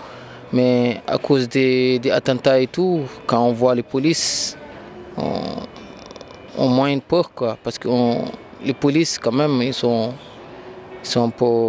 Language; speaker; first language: French; non-native, learner; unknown